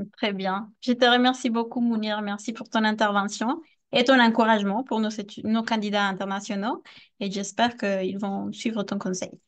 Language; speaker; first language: French; non-native, fluent; Spanish